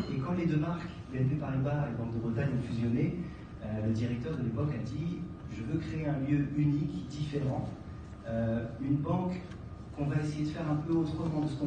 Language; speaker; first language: French; native; French